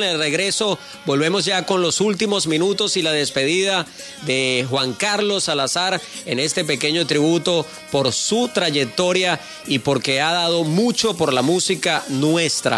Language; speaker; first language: Spanish; native; Spanish